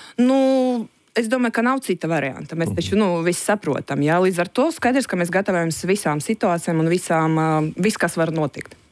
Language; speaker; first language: Latvian; non-native, local second language; Russian